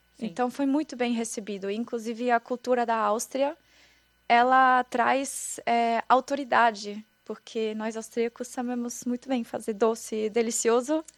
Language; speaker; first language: Portuguese; non-native, fluent; German